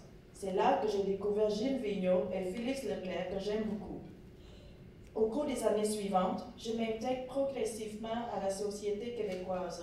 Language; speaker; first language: French; early bilingual, other home language; Vietnamese